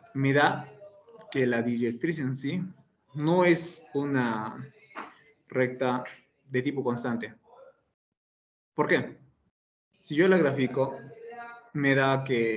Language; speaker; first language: Spanish; native; Spanish